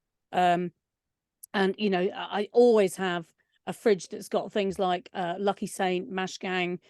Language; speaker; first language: English; native; English